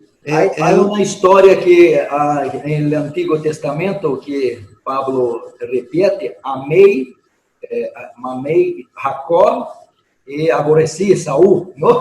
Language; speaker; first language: Spanish; non-native, fluent; Portuguese